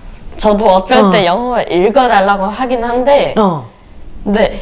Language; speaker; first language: Korean; early bilingual, other home language; English